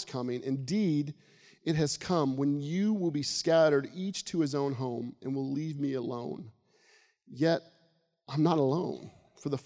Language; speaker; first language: English; native; English